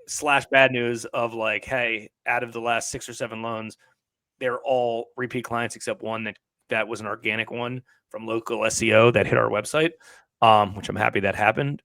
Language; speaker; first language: English; native; English